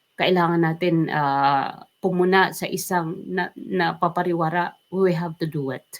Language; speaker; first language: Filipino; native; Filipino